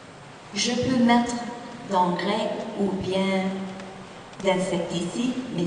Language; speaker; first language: French; non-native, fluent; English